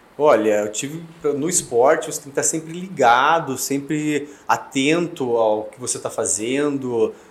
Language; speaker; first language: Portuguese; native; Portuguese